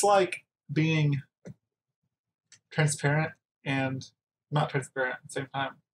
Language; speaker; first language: English; native; English